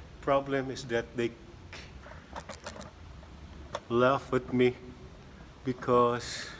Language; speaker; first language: English; non-native, local second language; Filipino